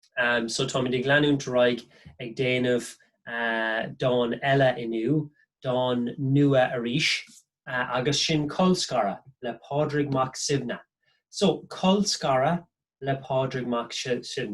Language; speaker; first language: Irish; non-native, local second language; English